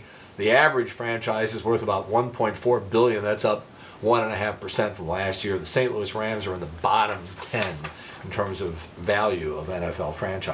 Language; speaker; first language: English; native; English